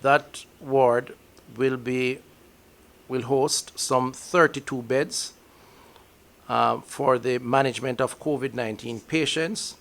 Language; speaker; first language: English; native; English